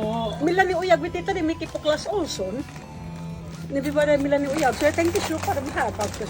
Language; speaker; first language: Swedish; non-native, learner; Filipino